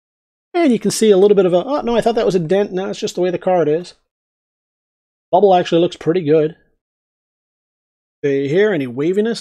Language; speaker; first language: English; native; English